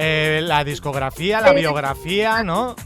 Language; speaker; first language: Spanish; native; Spanish